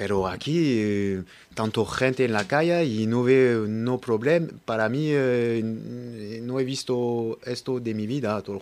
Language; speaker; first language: Spanish; non-native, learner; French